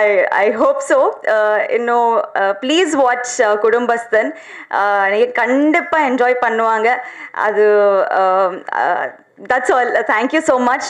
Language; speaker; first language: Tamil; non-native, learner; Telugu